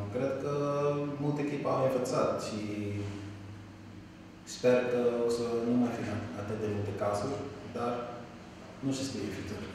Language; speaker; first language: Romanian; non-native, learner; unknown